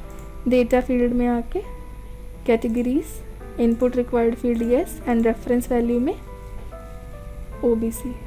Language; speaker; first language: Hindi; native; Hindi